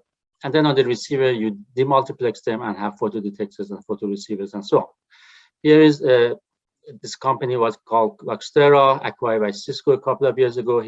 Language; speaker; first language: English; non-native, fluent; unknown